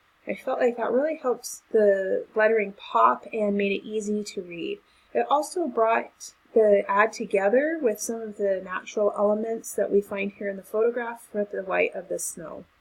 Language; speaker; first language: English; native; English